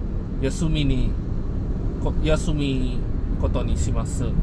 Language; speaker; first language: Japanese; non-native, learner; Indonesian